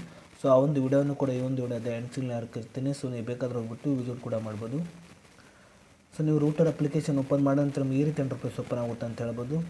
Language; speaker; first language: Kannada; native; Kannada